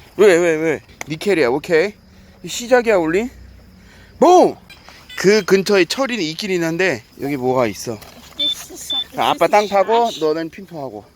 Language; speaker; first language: Korean; non-native, fluent; English